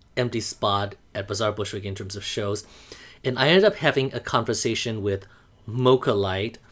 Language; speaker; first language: English; non-native, fluent; Burmese